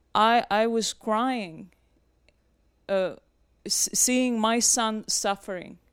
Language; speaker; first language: English; non-native, fluent; Russian